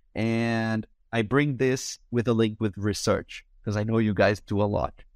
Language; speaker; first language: English; non-native, fluent; Portuguese